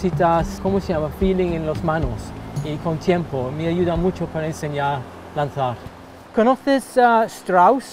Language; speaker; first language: Spanish; non-native, learner; English